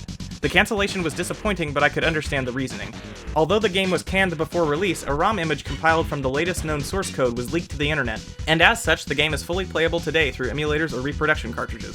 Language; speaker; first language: English; native; English